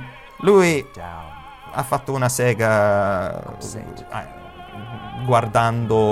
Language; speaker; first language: Italian; non-native, learner; English